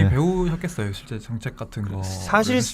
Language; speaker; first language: Korean; native; Korean